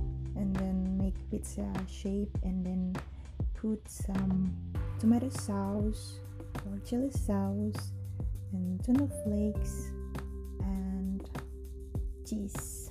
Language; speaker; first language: English; non-native, learner; Indonesian